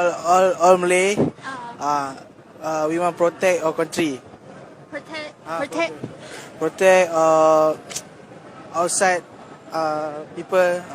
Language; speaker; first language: English; non-native, learner; Malay